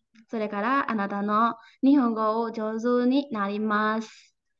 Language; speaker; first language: Japanese; non-native, learner; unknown